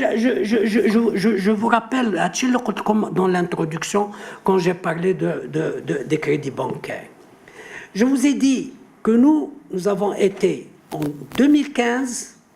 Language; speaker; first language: French; non-native, local second language; Arabic